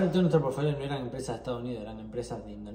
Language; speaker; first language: Spanish; native; Spanish